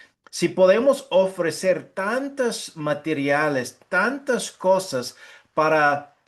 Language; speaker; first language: Spanish; non-native, fluent; English